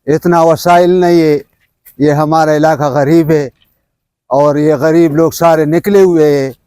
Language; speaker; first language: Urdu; non-native, local second language; Pashto